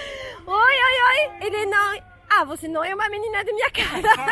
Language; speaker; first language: Portuguese; non-native, learner; French